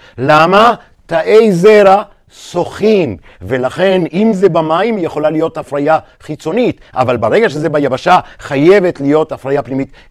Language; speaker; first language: Hebrew; native; Hebrew